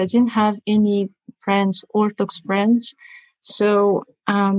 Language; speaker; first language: English; non-native, fluent; Russian